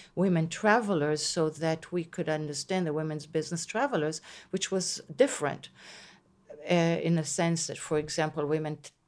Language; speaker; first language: English; non-native, fluent; Hebrew